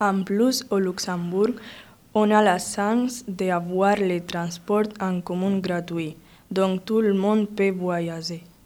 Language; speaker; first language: French; non-native, local second language; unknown